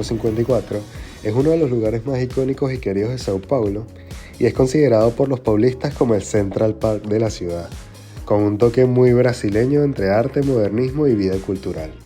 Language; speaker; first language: Spanish; native; Spanish